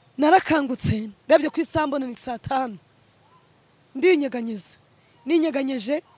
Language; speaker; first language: Kinyarwanda; early bilingual, other home language; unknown